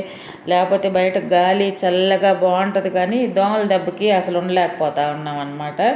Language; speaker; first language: Telugu; native; Telugu